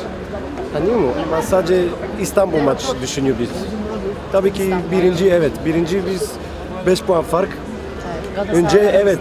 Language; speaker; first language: Turkish; non-native, learner; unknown